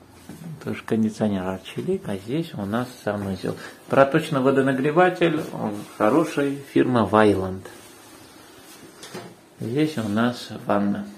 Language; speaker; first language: Russian; non-native, fluent; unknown